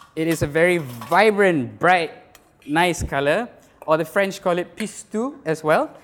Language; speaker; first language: English; non-native, local second language; Malay